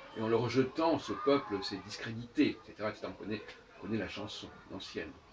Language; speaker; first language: French; native; French